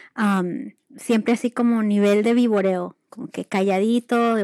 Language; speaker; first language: Spanish; early bilingual, heritage; Spanish